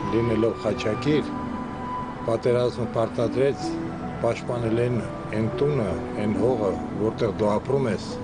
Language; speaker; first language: Armenian; non-native, fluent; Ukrainian